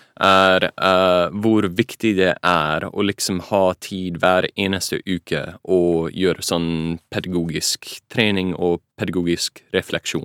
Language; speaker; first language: Norwegian; non-native, fluent; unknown